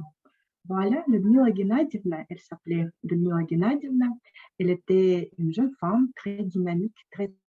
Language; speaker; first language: French; non-native, fluent; Russian